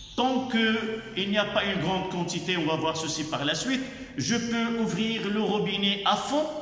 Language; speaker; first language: French; non-native, local second language; Arabic